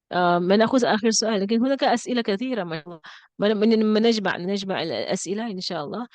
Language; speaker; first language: Arabic; non-native, fluent; English